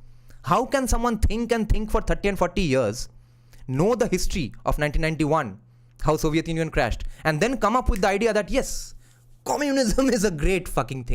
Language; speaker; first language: English; non-native, local second language; Bangla